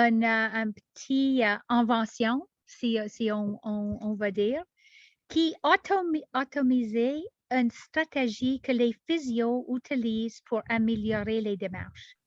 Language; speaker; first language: French; non-native, learner; English